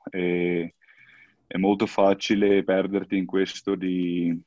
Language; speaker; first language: Italian; non-native, fluent; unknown